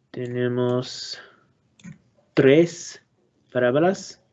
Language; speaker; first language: Spanish; non-native, learner; English